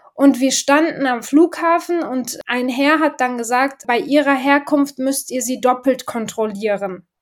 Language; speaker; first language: German; early bilingual, other home language; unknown